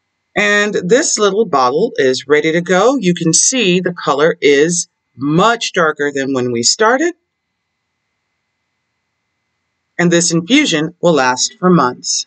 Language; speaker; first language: English; native; English